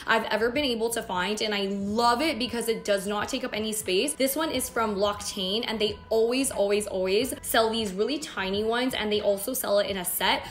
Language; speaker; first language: English; native; English